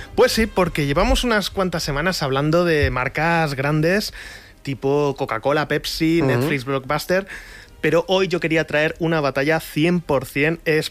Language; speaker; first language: Spanish; native; Spanish